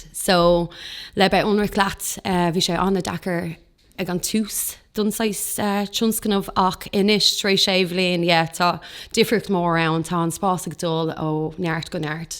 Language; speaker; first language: Irish; non-native, local second language; English